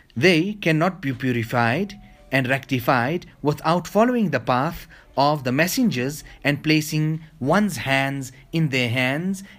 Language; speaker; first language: English; native; English